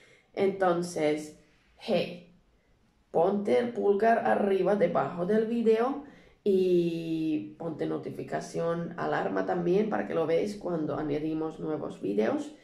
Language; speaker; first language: Spanish; non-native, learner; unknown